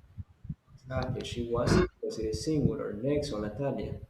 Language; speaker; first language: English; non-native, fluent; Spanish